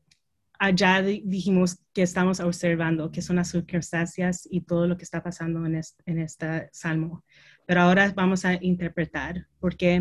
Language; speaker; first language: Spanish; early bilingual, heritage; Spanish